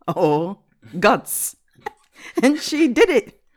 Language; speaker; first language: English; non-native, local second language; Akan